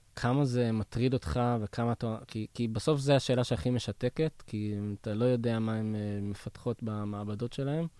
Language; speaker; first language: Hebrew; native; Hebrew